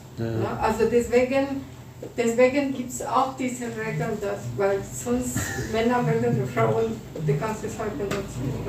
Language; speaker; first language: German; non-native, learner; Spanish